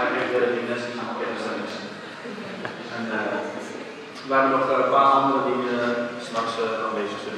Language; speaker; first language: Dutch; early bilingual, other home language; Armenian